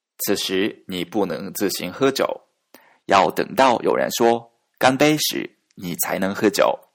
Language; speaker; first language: Chinese; non-native, fluent; Japanese